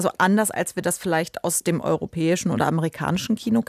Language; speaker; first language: German; native; German